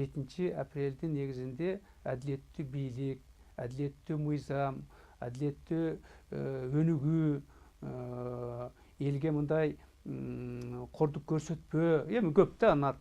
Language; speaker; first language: Kyrgyz; native; Kyrgyz